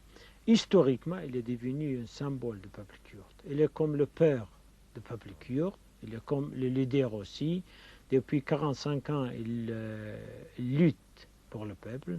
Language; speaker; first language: French; non-native, fluent; Kurdish